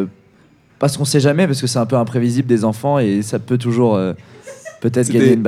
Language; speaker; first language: French; native; French